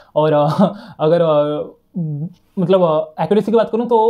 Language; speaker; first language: Hindi; non-native, local second language; Odia